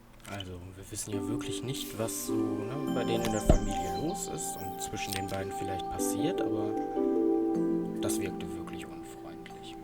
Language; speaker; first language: German; native; German